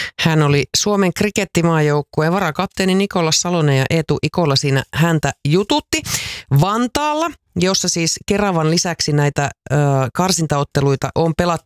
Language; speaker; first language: Finnish; native; Finnish